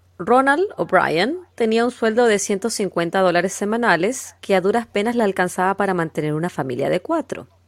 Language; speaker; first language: Spanish; native; Spanish